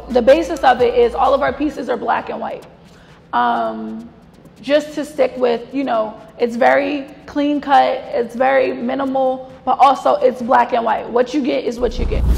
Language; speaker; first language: English; native; English